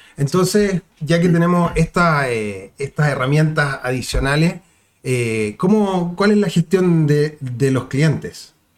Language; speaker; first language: Spanish; native; Spanish